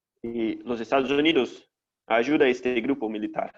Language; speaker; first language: Spanish; non-native, fluent; Portuguese